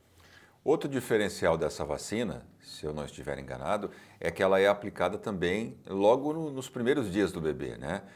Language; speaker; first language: Portuguese; native; Portuguese